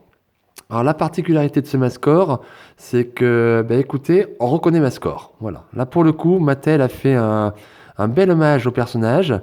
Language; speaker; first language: French; native; French